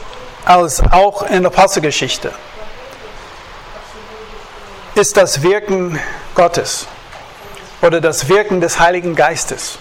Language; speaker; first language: German; non-native, fluent; English